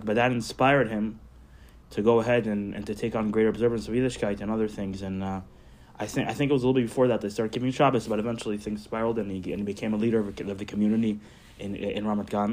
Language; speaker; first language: English; non-native, fluent; Hebrew